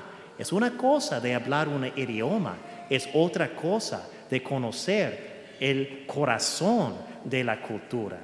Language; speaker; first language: Spanish; early bilingual, heritage; English